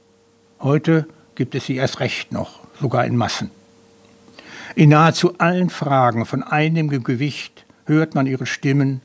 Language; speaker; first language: German; native; German